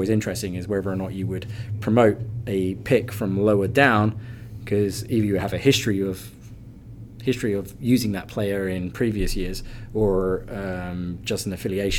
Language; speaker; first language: English; native; English